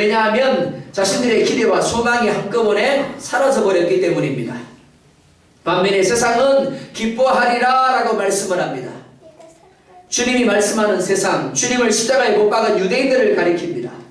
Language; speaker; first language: Korean; native; Korean